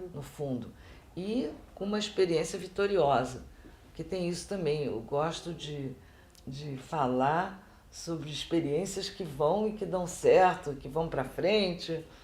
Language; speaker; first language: Portuguese; native; Portuguese